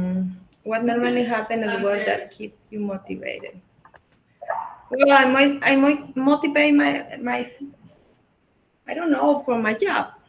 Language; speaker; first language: English; non-native, learner; Spanish